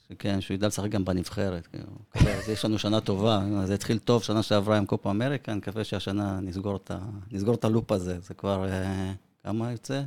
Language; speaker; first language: Hebrew; early bilingual, other home language; Spanish